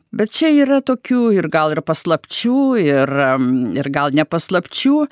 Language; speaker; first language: Lithuanian; native; Lithuanian